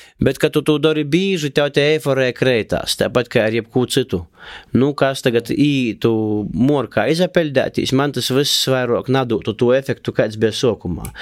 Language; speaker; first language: Latvian; native; Latvian